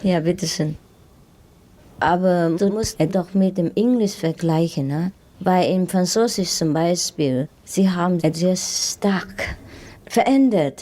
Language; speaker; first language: German; non-native, fluent; Vietnamese